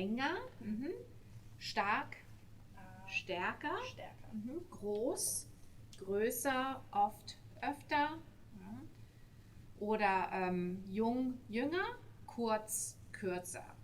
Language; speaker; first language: German; non-native, fluent; English